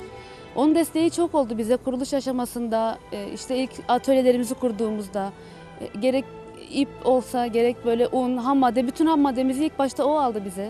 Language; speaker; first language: Turkish; native; Turkish